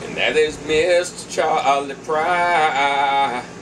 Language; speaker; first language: English; native; English